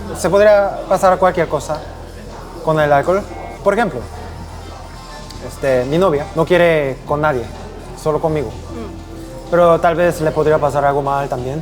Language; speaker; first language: Spanish; non-native, fluent; Korean